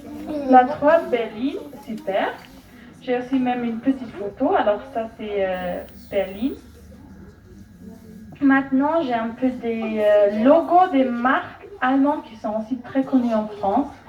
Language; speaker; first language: French; non-native, fluent; German